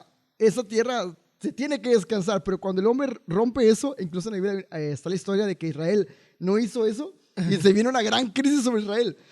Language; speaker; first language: Spanish; native; Spanish